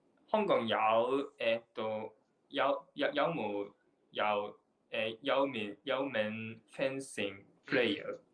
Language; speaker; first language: Chinese; non-native, learner; Japanese